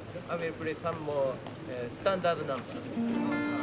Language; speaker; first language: English; non-native, learner; Japanese